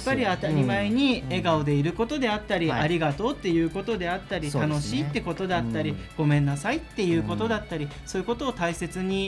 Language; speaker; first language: Japanese; native; Japanese